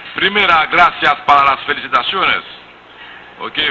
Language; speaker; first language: Spanish; non-native, learner; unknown